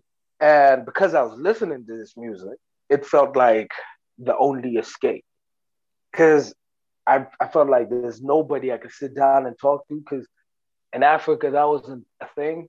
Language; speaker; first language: English; non-native, local second language; Nyanja